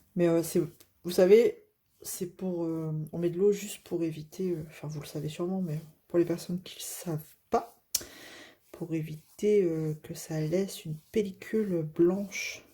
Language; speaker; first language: French; native; French